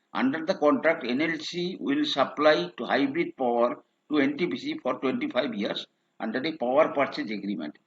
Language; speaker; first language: English; non-native, local second language; Bangla